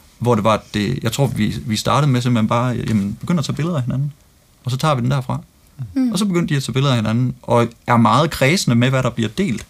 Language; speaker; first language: Danish; native; Danish